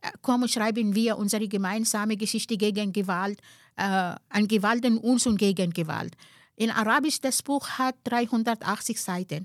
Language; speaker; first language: German; non-native, fluent; Arabic